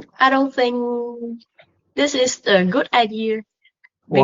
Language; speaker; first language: English; non-native, learner; Vietnamese